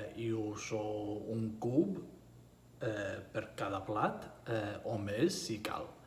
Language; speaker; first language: Catalan; non-native, learner; Spanish